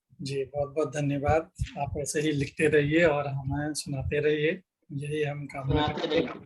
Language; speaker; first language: Hindi; native; Hindi